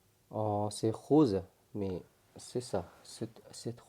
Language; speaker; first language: French; non-native, learner; Korean